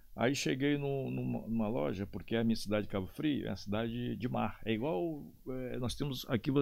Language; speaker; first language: Portuguese; native; Portuguese